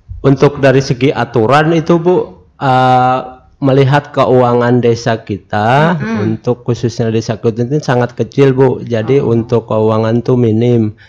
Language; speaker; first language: Indonesian; non-native, local second language; Javanese